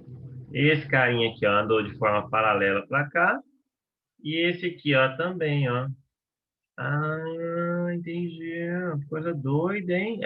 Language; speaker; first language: Portuguese; native; Portuguese